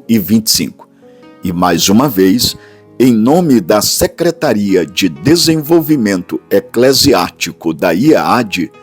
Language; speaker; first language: Portuguese; native; Portuguese